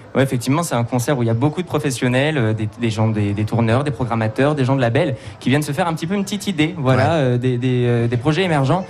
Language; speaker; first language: French; native; French